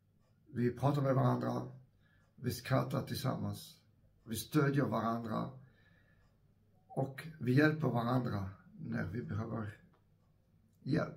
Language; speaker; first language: Swedish; non-native, fluent; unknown